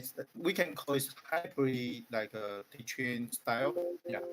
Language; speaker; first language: English; non-native, learner; Chinese